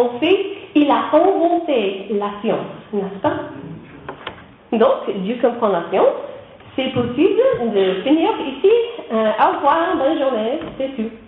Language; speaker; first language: French; non-native, learner; English